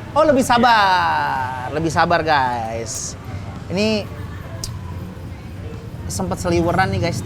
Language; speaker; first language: Indonesian; native; Indonesian